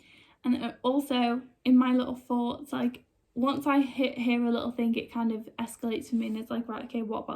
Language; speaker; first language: English; native; English